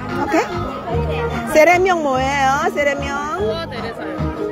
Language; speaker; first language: Korean; non-native, learner; Filipino